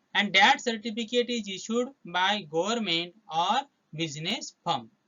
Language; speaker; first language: Hindi; non-native, local second language; Marathi